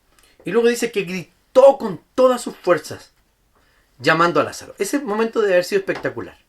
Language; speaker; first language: Spanish; native; Spanish